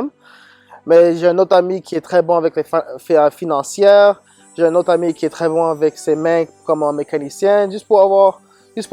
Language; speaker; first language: French; non-native, local second language; English